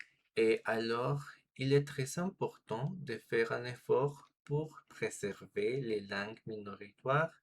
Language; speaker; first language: French; non-native, fluent; Spanish